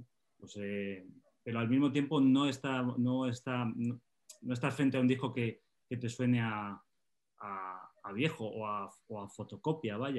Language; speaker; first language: Spanish; native; Spanish